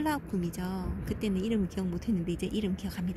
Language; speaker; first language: Korean; native; Korean